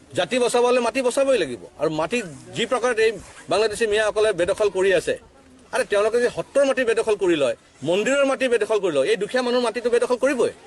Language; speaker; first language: Assamese; native; Assamese